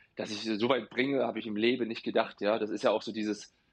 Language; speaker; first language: German; native; German